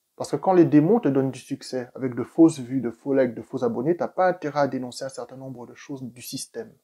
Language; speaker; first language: French; native; French